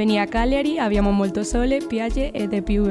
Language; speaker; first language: Italian; non-native, learner; Spanish